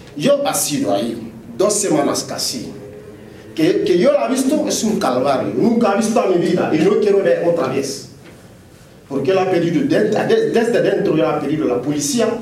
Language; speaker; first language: Spanish; non-native, learner; Fula